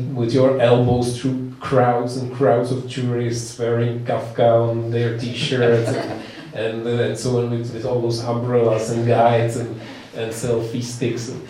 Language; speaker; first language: English; non-native, fluent; Czech